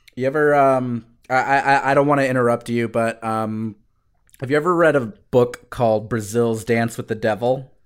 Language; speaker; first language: English; early bilingual, other home language; Spanish